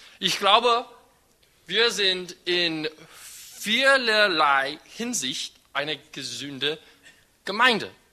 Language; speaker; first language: German; non-native, fluent; English